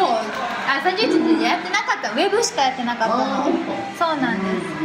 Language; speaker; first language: Japanese; native; Japanese